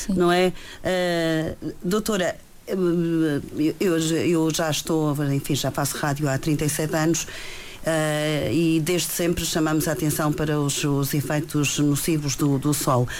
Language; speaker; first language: Portuguese; native; Portuguese